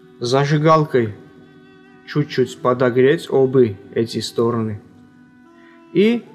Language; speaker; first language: Russian; non-native, local second language; Armenian